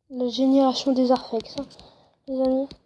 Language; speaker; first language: French; native; French